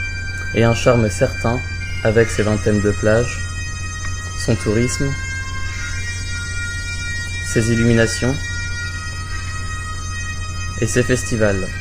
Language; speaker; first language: French; native; French